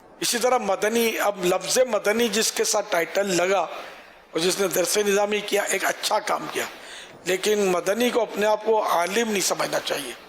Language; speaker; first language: Urdu; non-native, local second language; Memoni